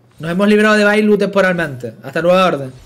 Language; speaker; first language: Spanish; native; Spanish